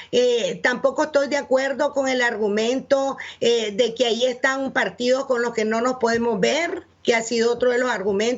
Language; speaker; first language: Spanish; native; Spanish